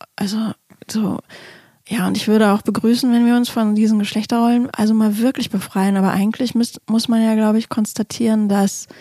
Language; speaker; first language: German; native; German